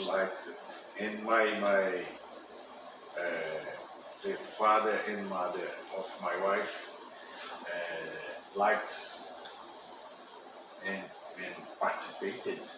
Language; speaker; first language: English; non-native, learner; Portuguese